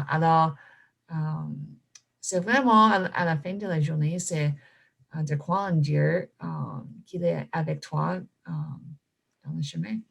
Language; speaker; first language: French; non-native, fluent; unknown